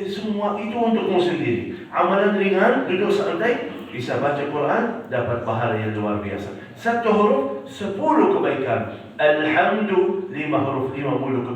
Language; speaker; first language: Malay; non-native, fluent; Arabic